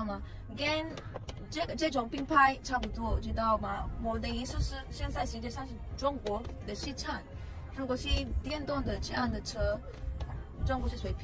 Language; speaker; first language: Chinese; non-native, learner; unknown